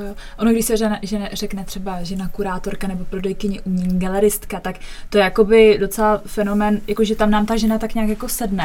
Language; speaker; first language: Czech; native; Czech